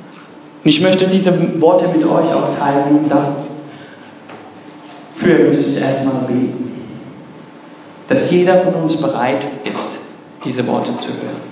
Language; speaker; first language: German; non-native, fluent; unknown